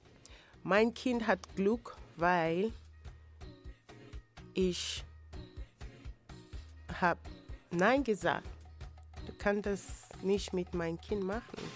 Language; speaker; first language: German; non-native, learner; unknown